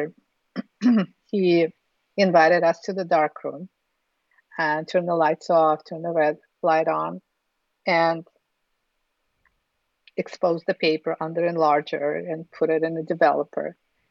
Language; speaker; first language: English; non-native, fluent; Russian